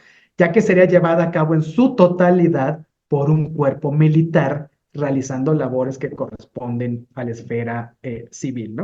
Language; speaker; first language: Spanish; native; Spanish